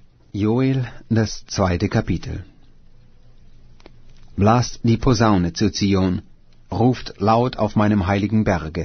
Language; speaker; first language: German; native; German